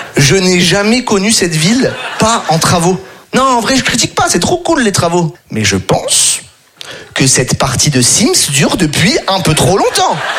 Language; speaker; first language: French; native; French